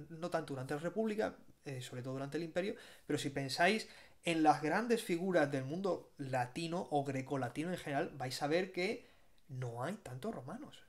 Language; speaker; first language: Spanish; native; Spanish